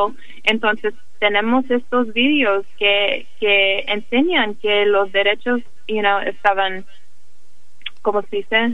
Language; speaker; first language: Spanish; early bilingual, heritage; English